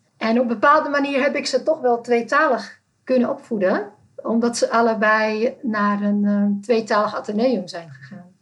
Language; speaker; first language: Dutch; non-native, fluent; Czech